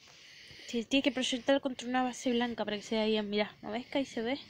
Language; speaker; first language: Spanish; native; Spanish